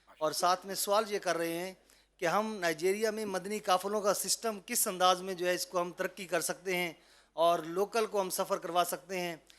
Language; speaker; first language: Urdu; non-native, fluent; Hausa